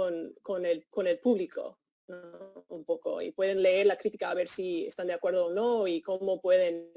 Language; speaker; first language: Spanish; non-native, fluent; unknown